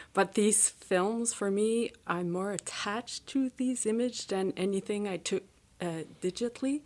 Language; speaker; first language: English; native; English